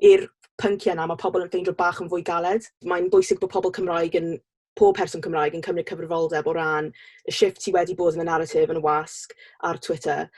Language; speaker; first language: Welsh; non-native, local second language; English